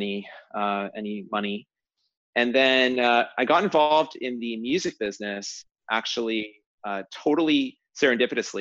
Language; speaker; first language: English; native; English